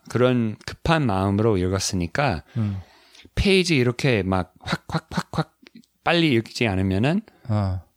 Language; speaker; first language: Korean; non-native, fluent; English